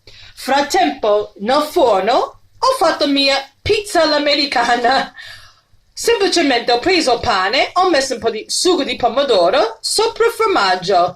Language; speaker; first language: Italian; non-native, learner; English